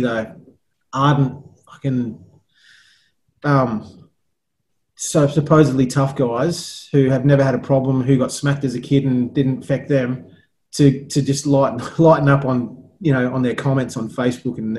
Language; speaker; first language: English; native; English